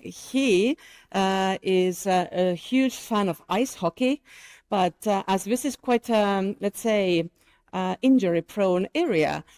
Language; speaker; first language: English; non-native, fluent; Estonian